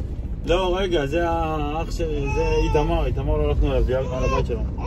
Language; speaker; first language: Hebrew; native; Hebrew